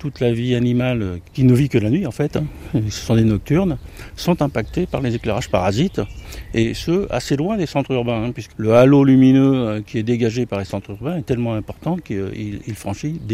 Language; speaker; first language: French; native; French